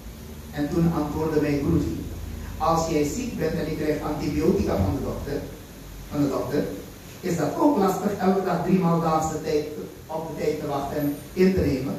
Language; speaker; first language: Dutch; non-native, local second language; Caribbean Hindustani